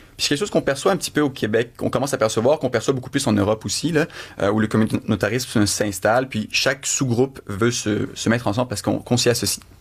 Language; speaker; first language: French; early bilingual, other home language; Arabic